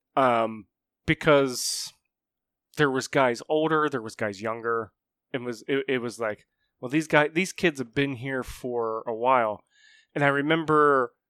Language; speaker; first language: English; native; English